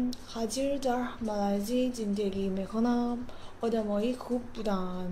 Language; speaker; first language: Persian; non-native, learner; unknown